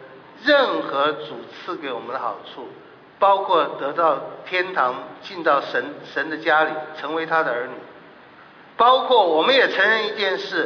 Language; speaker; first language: Chinese; native; Chinese